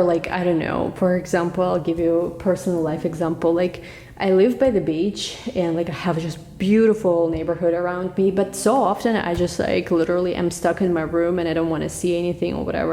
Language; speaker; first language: English; non-native, fluent; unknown